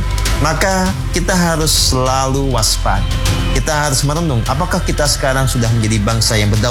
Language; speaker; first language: Indonesian; native; Indonesian